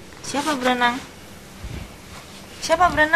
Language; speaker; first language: Indonesian; native; Indonesian